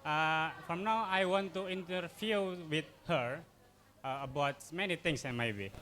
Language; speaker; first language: English; non-native, learner; Indonesian